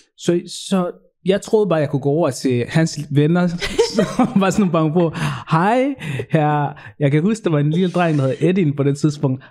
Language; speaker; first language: Danish; early bilingual, other home language; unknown